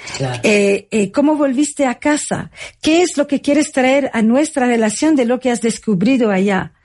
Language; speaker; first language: Spanish; non-native, fluent; French